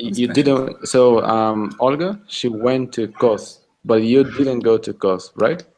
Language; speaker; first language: English; non-native, fluent; Russian